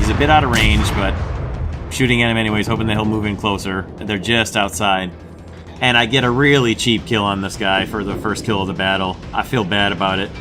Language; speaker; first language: English; native; English